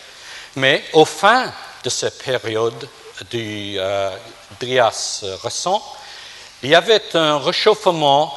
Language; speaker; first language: French; non-native, fluent; English